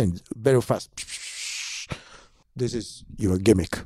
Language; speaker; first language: English; non-native, learner; Japanese